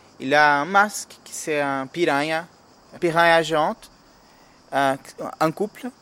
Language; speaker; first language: French; non-native, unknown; Portuguese